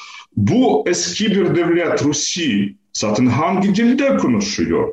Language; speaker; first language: Turkish; non-native, fluent; Ukrainian